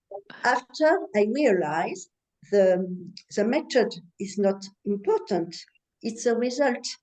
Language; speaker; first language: English; non-native, learner; French